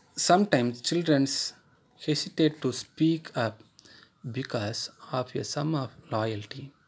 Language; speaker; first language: English; non-native, local second language; Tamil